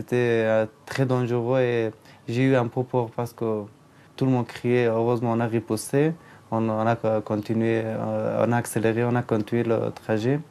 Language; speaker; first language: French; non-native, fluent; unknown